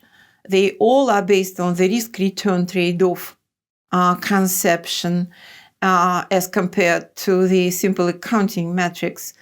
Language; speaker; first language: English; non-native, fluent; Russian